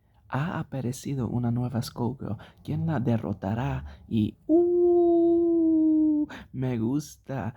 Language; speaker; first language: Spanish; early bilingual, heritage; English